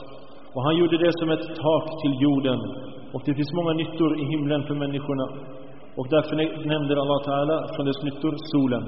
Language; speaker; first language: Swedish; early bilingual, other home language; Arabic